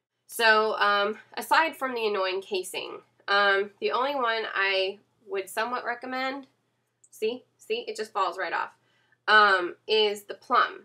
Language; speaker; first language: English; native; English